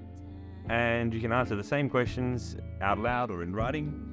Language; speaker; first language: English; native; English